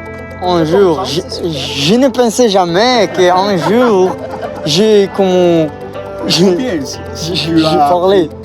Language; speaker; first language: French; non-native, learner; Kazakh